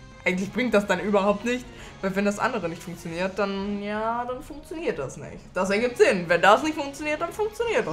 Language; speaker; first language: German; native; German